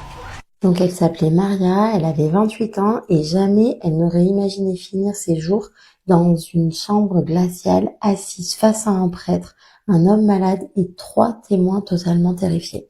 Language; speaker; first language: French; native; French